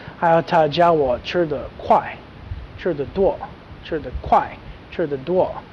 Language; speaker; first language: Chinese; non-native, learner; English